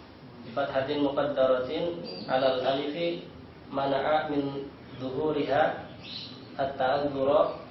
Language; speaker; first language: Arabic; non-native, learner; Indonesian